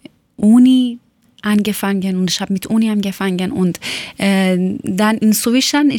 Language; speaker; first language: German; non-native, learner; Persian